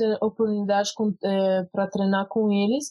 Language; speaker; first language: Portuguese; early bilingual, heritage; Portuguese